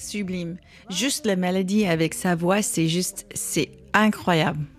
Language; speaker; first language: French; non-native, learner; English